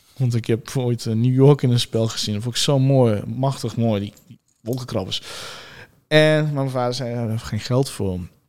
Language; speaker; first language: Dutch; early bilingual, other home language; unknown